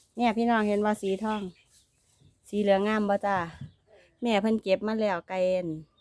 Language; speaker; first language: Thai; native; Thai